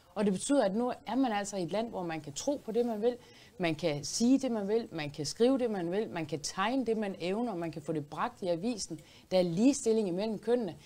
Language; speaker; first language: Danish; native; Danish